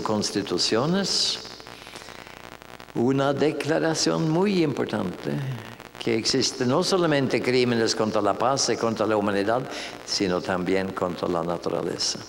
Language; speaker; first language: Spanish; non-native, fluent; Norwegian